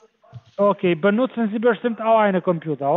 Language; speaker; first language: German; non-native, fluent; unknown